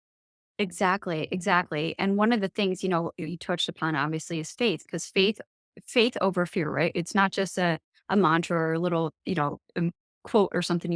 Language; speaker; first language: English; native; English